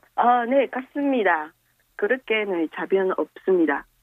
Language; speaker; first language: Korean; non-native, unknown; Vietnamese